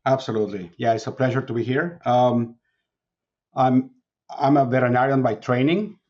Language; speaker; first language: English; non-native, fluent; Spanish